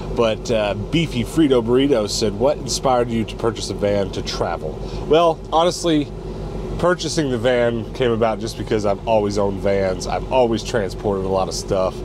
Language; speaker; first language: English; native; English